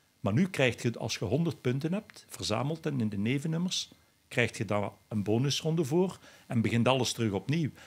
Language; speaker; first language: Dutch; native; Dutch